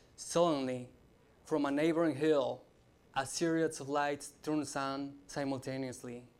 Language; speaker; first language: English; non-native, fluent; Spanish